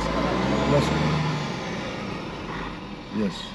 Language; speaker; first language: English; non-native, learner; Greek